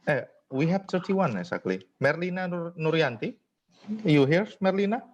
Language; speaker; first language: English; non-native, fluent; Indonesian